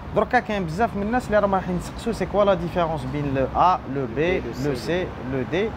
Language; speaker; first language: French; non-native, local second language; Arabic